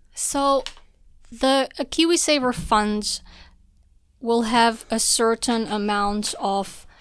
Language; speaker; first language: English; non-native, fluent; Albanian